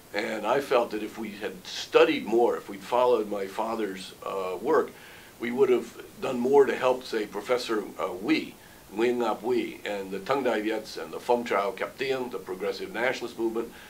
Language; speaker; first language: English; native; English